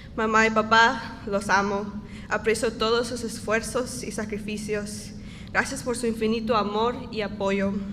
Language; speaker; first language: Spanish; early bilingual, heritage; Spanish